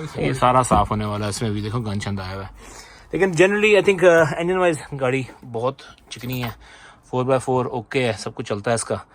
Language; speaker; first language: Urdu; non-native, local second language; Punjabi